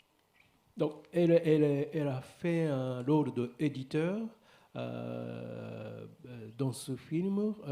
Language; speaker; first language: French; non-native, learner; Japanese